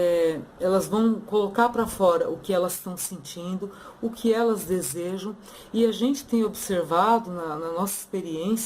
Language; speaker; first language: Portuguese; native; Portuguese